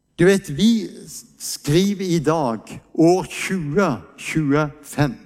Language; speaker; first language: Norwegian; native; Norwegian